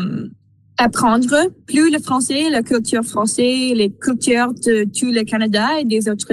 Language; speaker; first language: French; non-native, local second language; English